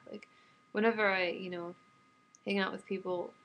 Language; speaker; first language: English; native; English